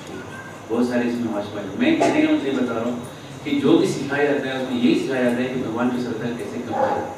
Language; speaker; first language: Hindi; native; Hindi